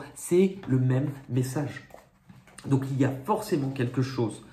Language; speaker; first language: French; native; French